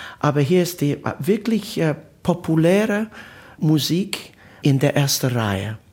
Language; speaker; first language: German; non-native, learner; Italian